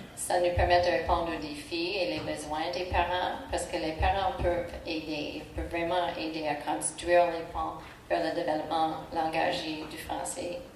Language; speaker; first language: French; non-native, local second language; English